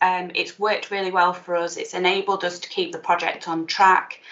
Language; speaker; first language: English; native; English